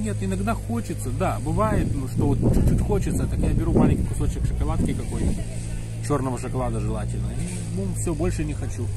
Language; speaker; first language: Russian; native; Russian